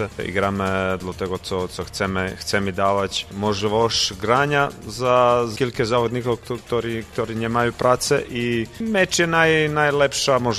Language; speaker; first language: Polish; non-native, learner; Croatian